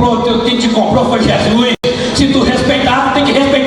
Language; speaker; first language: Portuguese; native; Portuguese